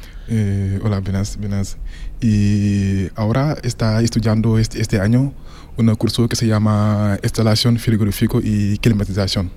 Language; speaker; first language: Spanish; non-native, learner; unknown